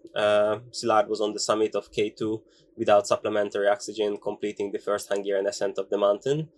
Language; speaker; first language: English; non-native, fluent; Hungarian